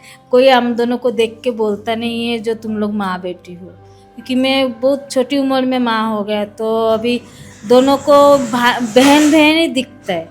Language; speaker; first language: Hindi; non-native, local second language; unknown